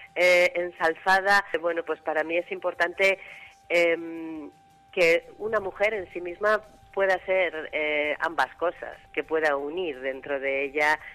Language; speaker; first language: Spanish; native; Spanish